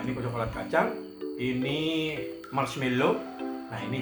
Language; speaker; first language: Indonesian; non-native, fluent; Arabic